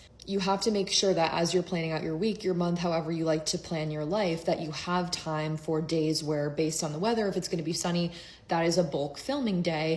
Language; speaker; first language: English; native; English